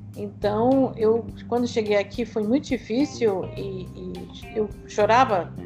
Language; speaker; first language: Portuguese; non-native, fluent; English